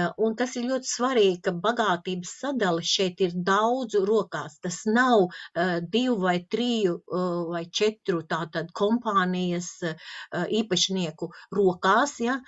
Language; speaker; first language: Latvian; non-native, local second language; Russian